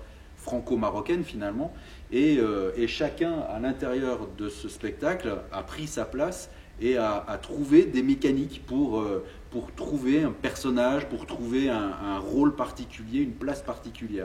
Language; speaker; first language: French; native; French